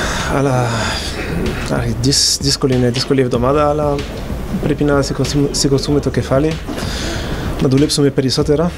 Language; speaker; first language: Greek; non-native, learner; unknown